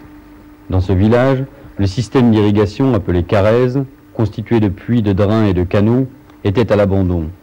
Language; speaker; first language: French; native; French